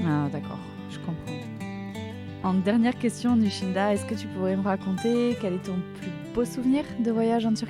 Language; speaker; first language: French; native; French